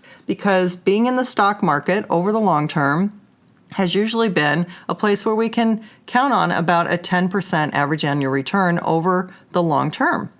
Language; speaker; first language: English; native; English